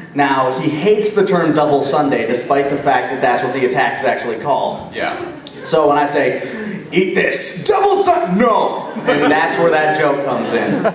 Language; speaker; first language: English; native; English